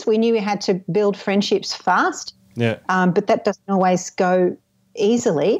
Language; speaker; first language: English; native; English